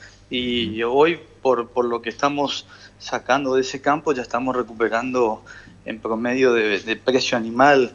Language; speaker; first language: Spanish; native; Spanish